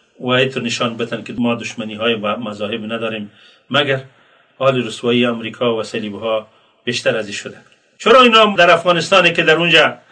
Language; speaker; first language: Persian; native; Persian